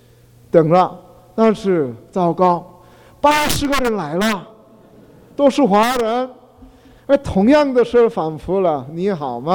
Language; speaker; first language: Chinese; non-native, fluent; Korean